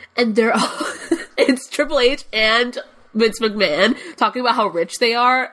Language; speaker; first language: English; non-native, fluent; Spanish